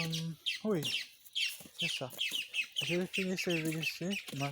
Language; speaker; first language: French; non-native, learner; Portuguese